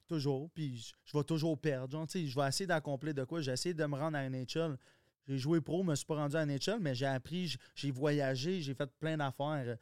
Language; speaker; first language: French; early bilingual, other home language; English